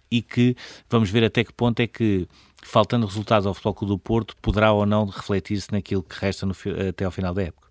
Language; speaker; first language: Portuguese; native; Portuguese